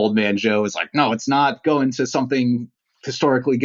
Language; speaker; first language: English; native; English